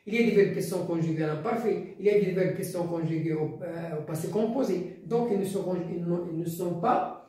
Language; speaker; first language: French; non-native, local second language; Arabic